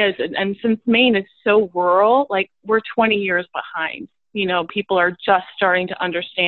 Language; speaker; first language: English; native; English